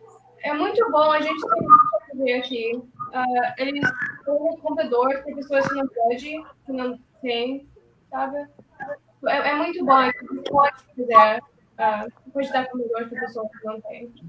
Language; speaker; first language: Portuguese; early bilingual, heritage; Portuguese